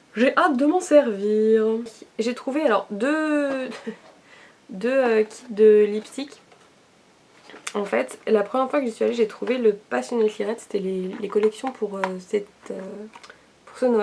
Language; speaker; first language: French; native; French